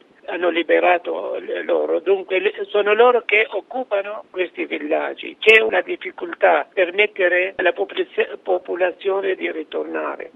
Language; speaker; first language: Italian; non-native, fluent; Arabic